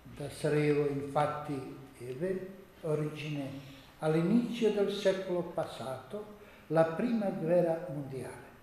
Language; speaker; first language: Italian; non-native, learner; Croatian